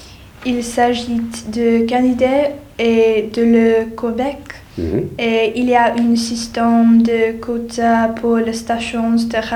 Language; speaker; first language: French; non-native, learner; English